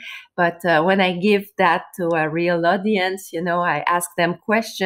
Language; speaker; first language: English; non-native, fluent; French